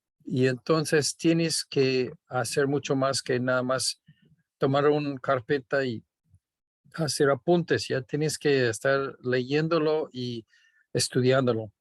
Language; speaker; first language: Spanish; non-native, fluent; English